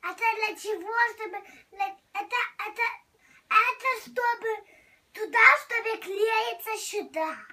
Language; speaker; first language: Russian; early bilingual, heritage; English